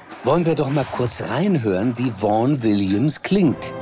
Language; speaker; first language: German; native; German